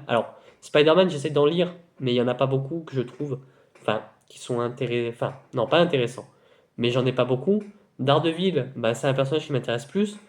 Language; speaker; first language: French; native; French